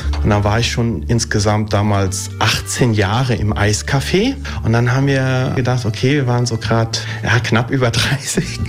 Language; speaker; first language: German; early bilingual, other home language; Italian